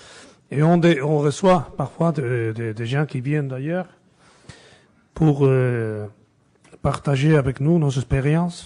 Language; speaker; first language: French; non-native, fluent; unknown